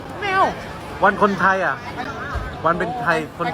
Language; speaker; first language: Thai; non-native, learner; Vietnamese